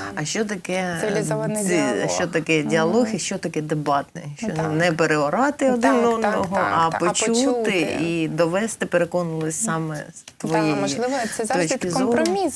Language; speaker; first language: Ukrainian; native; Ukrainian